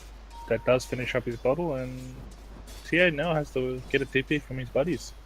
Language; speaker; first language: English; native; English